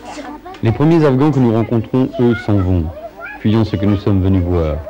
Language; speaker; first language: French; native; French